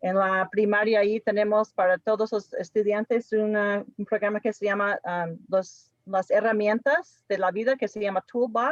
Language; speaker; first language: Spanish; non-native, fluent; English